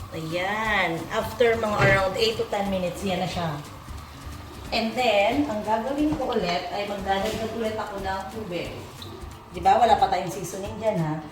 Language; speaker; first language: Filipino; non-native, local second language; Bikol